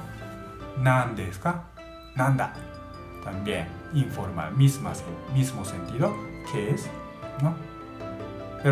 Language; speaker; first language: Spanish; non-native, learner; Japanese